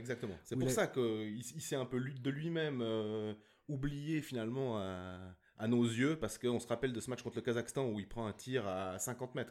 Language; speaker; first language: French; native; French